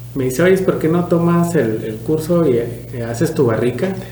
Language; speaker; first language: Spanish; native; Spanish